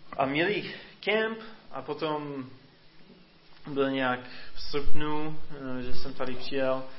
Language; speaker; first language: Czech; non-native, fluent; English